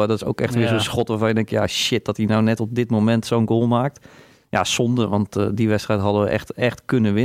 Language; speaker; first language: Dutch; native; Dutch